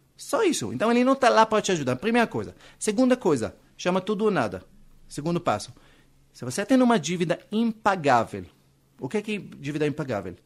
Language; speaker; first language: Portuguese; non-native, fluent; Hebrew